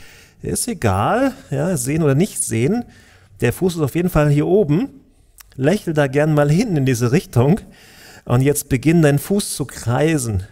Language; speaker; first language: German; native; German